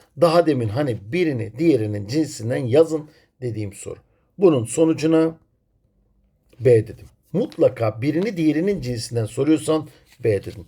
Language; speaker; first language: Turkish; native; Turkish